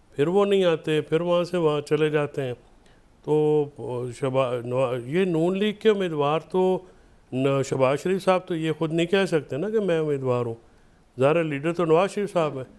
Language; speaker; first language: Urdu; native; Urdu